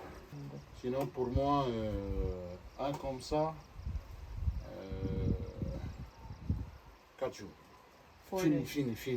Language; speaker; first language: French; non-native, local second language; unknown